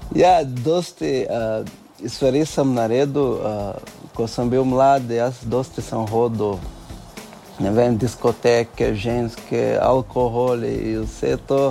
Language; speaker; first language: Slovenian; non-native, learner; Portuguese